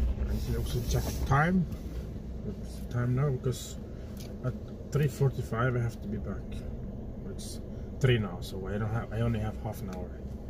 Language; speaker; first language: English; non-native, fluent; Norwegian